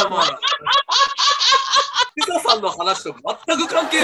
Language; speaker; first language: Japanese; native; Japanese